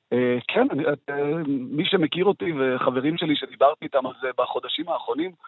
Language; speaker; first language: Hebrew; native; Hebrew